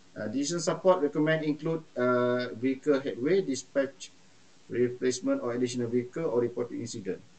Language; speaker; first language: English; non-native, local second language; Malay